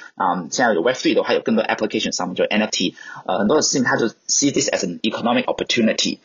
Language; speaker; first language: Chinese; non-native, local second language; Cantonese